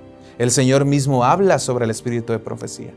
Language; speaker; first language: Spanish; native; Spanish